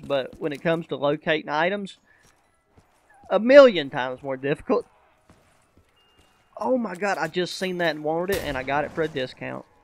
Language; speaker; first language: English; native; English